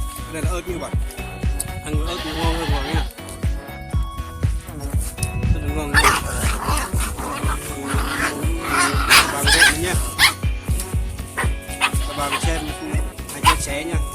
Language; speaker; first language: Vietnamese; non-native, local second language; Jarai